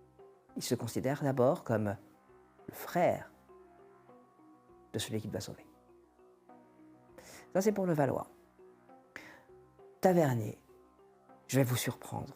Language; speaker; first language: French; native; French